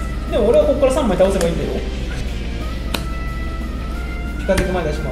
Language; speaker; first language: Japanese; native; Japanese